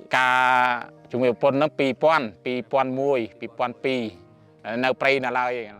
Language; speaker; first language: Khmer; non-native, local second language; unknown